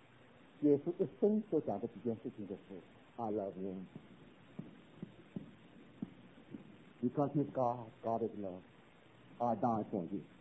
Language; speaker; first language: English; non-native, fluent; Chinese